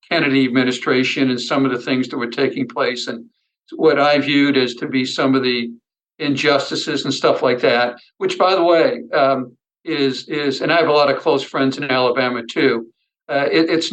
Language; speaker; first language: English; native; English